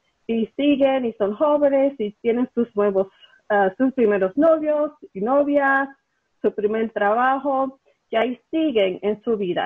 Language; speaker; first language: Spanish; early bilingual, heritage; Spanish